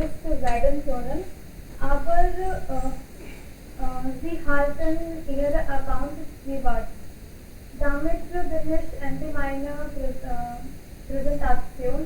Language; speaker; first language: German; non-native, learner; Hindi